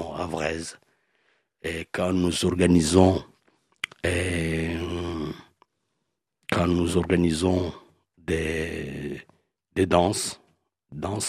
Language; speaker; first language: French; non-native, local second language; Swahili